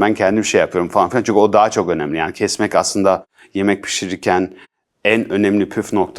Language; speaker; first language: Turkish; early bilingual, heritage; Turkish